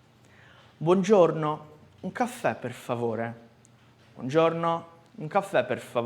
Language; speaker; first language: Italian; non-native, fluent; Portuguese